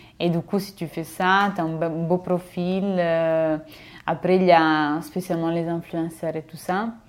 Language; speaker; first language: French; non-native, fluent; Italian